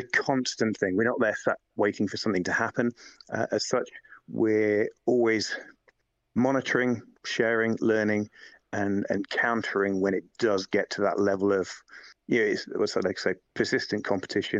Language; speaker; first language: English; native; English